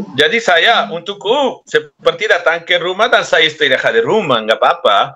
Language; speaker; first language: Indonesian; non-native, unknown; Spanish